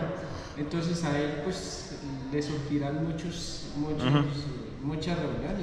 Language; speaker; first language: Spanish; native; Spanish